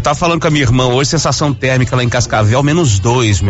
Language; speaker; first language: Portuguese; native; Portuguese